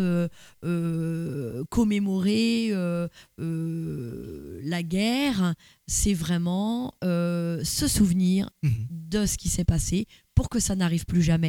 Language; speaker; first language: French; native; French